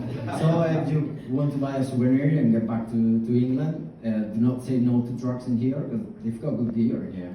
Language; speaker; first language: English; non-native, fluent; Spanish